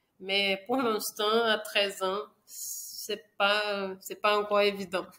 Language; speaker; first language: French; non-native, fluent; Portuguese